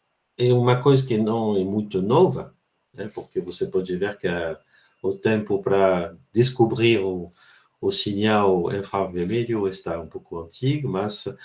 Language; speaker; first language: Portuguese; non-native, fluent; French